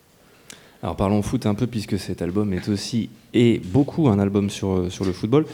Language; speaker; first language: French; native; French